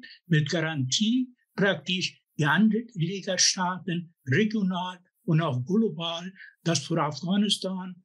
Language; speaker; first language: German; non-native, fluent; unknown